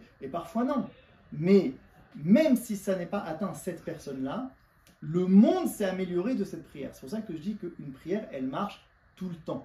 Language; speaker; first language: French; native; French